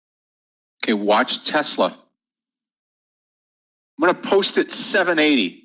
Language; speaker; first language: English; native; English